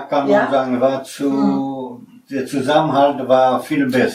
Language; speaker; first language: German; non-native, fluent; Polish